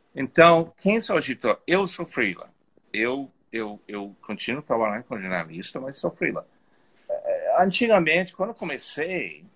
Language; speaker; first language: Portuguese; non-native, fluent; English